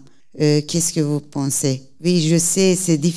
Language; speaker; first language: French; non-native, learner; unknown